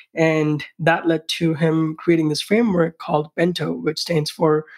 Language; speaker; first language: English; non-native, local second language; Hindi